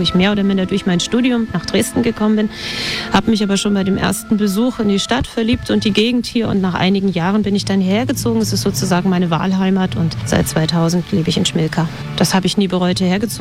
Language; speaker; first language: German; native; German